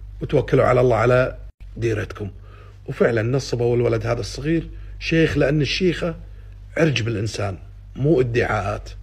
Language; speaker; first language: Arabic; native; Arabic